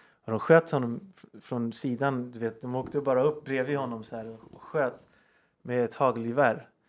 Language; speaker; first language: Swedish; early bilingual, heritage; Swedish